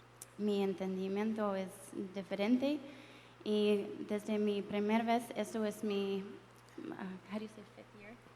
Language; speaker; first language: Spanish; non-native, learner; English